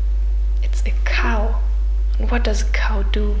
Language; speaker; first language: English; non-native, fluent; German